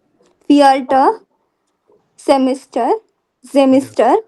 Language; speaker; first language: German; non-native, learner; Hindi